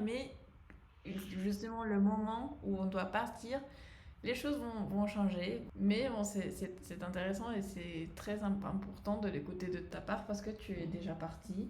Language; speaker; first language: French; non-native, fluent; Spanish